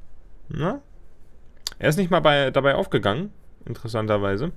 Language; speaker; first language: German; native; German